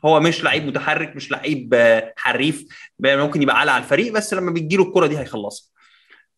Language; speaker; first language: Arabic; native; Arabic